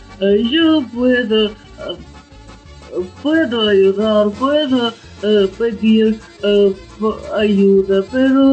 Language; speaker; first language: Spanish; non-native, learner; Ukrainian